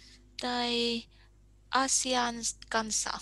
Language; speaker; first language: Finnish; non-native, learner; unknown